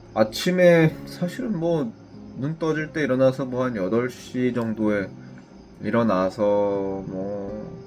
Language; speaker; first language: Korean; native; Korean